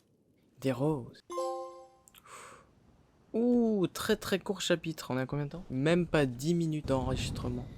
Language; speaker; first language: French; native; French